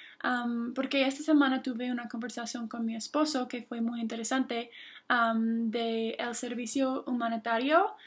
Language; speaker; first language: Spanish; non-native, fluent; English